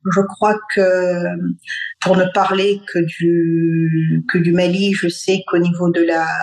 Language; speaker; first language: French; non-native, local second language; Bambara